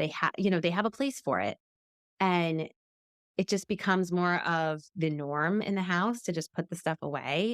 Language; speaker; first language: English; native; English